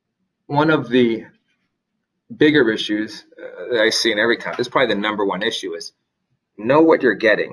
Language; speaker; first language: English; native; English